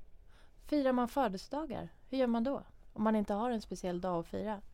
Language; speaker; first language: Swedish; early bilingual, other home language; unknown